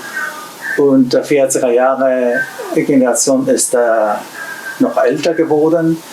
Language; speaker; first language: German; non-native, learner; Japanese